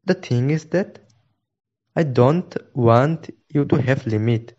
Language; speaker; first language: English; non-native, local second language; Assamese